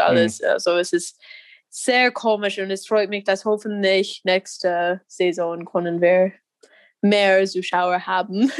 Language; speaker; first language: German; non-native, learner; English